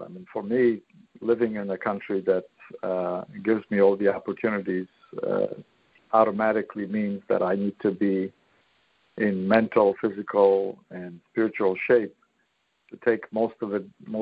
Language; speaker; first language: English; non-native, fluent; Polish